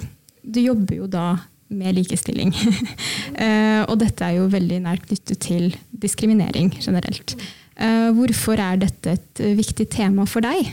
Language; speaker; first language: Norwegian; native; Norwegian